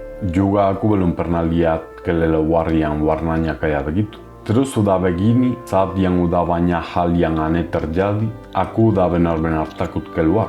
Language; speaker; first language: Indonesian; non-native, fluent; Spanish